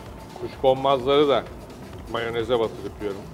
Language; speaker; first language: Turkish; native; Turkish